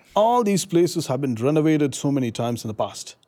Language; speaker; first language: English; non-native, local second language; Tamil